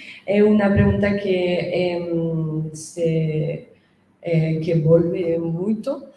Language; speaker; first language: Portuguese; non-native, learner; Spanish